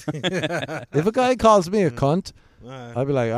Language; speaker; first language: English; native; English